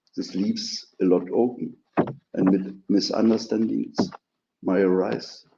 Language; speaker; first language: English; non-native, fluent; German